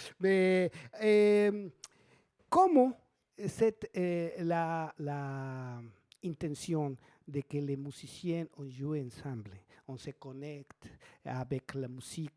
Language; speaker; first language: French; non-native, learner; Spanish